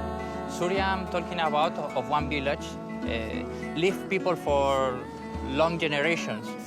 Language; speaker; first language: English; non-native, learner; Spanish